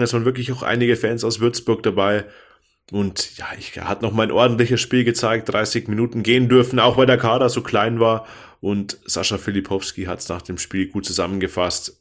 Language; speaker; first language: German; native; German